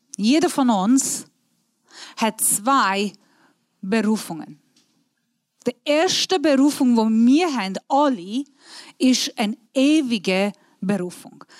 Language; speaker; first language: German; non-native, fluent; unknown